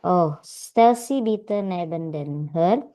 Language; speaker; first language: German; non-native, learner; Indonesian